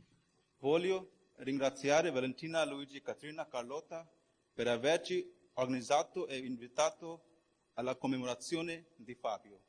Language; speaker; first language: Italian; non-native, fluent; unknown